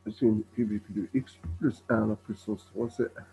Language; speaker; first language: French; non-native, local second language; Arabic